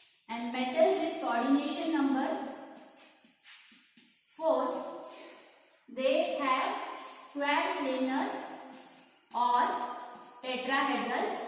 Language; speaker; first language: English; non-native, local second language; Marathi